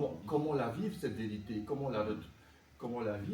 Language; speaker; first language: French; native; French